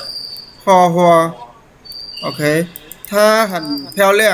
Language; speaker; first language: Chinese; non-native, fluent; Khmer